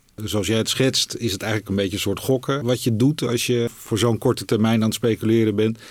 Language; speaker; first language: Dutch; native; Dutch